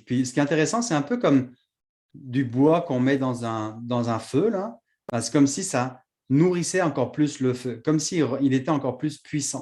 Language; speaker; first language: French; native; French